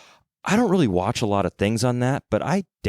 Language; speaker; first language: English; native; English